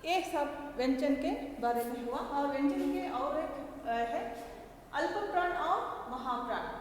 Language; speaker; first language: Hindi; non-native, local second language; Kannada